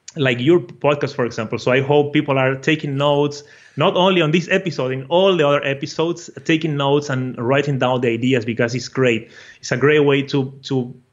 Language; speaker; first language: English; non-native, fluent; Portuguese